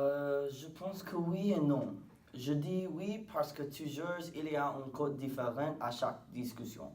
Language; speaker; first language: French; non-native, learner; English